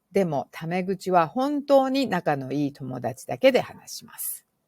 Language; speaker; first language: Japanese; non-native, fluent; English